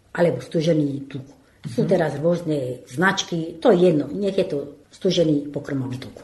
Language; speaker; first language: Slovak; non-native, local second language; Hungarian